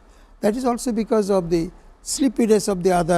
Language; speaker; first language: English; non-native, local second language; Bangla